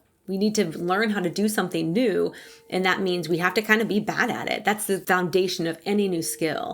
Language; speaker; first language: English; native; English